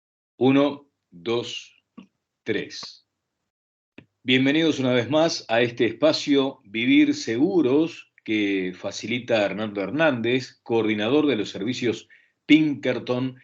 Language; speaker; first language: Spanish; native; Spanish